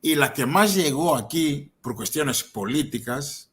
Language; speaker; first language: Spanish; non-native, fluent; Portuguese